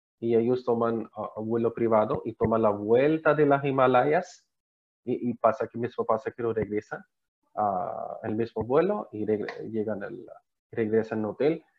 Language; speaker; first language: Spanish; non-native, learner; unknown